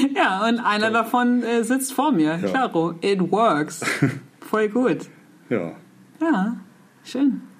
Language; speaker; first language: German; native; German